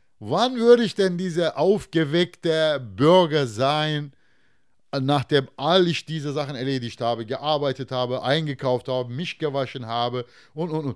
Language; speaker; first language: German; non-native, fluent; Turkish